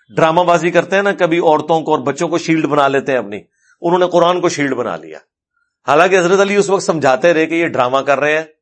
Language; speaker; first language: Urdu; non-native, local second language; Punjabi